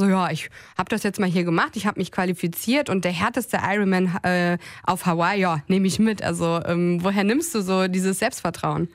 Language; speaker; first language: German; native; German